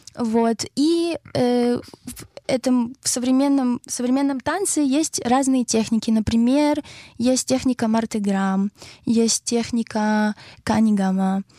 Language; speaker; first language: Russian; native; Russian